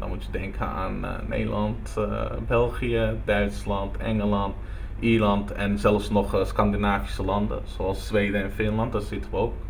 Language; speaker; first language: Dutch; early bilingual, other home language; Turkish